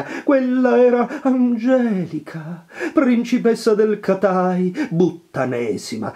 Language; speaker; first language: Italian; native; Italian